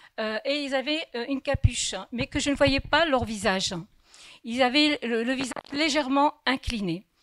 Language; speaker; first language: French; early bilingual, other home language; Kabyle